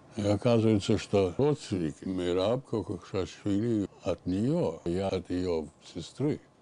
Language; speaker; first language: Russian; early bilingual, heritage; Russian